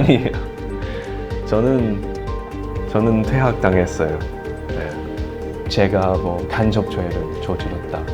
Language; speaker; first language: Korean; non-native, fluent; English